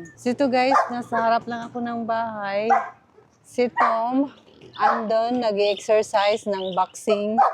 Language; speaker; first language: Filipino; non-native, local second language; Cebuano